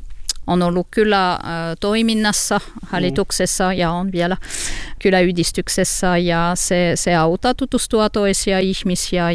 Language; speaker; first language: Finnish; non-native, learner; French